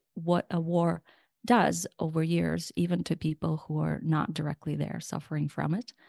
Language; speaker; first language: English; non-native, fluent; Russian